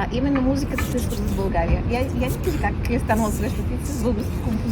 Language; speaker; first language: Bulgarian; native; Bulgarian